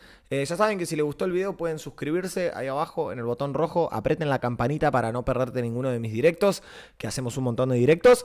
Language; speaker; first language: Spanish; native; Spanish